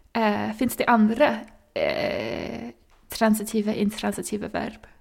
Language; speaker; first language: Swedish; non-native, learner; English